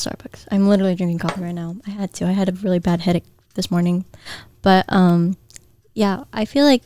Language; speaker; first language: English; early bilingual, other home language; Filipino